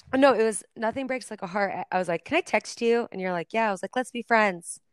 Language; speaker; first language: English; native; English